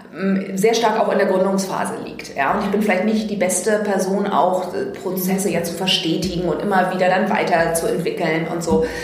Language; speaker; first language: German; native; German